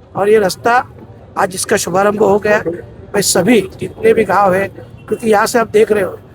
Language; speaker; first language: Hindi; non-native, local second language; Marathi